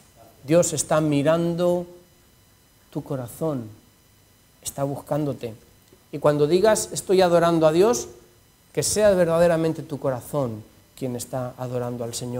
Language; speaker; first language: Spanish; native; Spanish